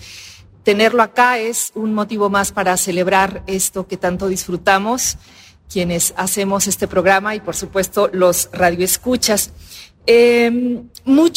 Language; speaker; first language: Spanish; native; Spanish